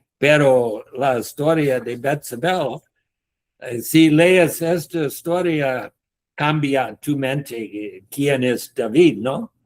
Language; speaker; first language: Spanish; non-native, learner; English